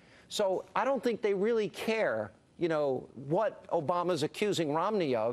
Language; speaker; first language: English; native; English